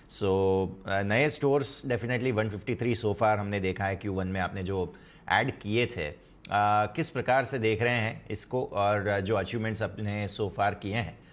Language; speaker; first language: Hindi; non-native, local second language; Gujarati